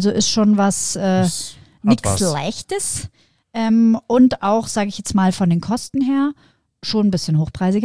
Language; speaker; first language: German; native; German